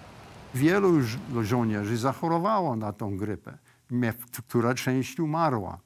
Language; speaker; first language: Polish; early bilingual, heritage; English